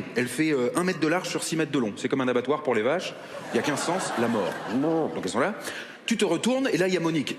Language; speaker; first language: French; native; French